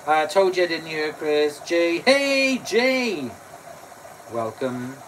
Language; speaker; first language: English; native; English